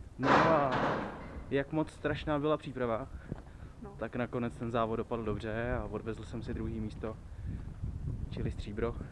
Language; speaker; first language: Czech; early bilingual, other home language; Vietnamese